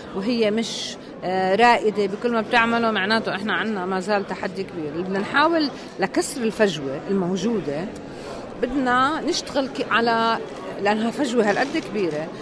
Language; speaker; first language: Arabic; native; Arabic